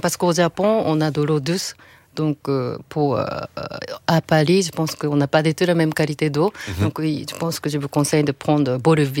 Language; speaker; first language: French; non-native, learner; Japanese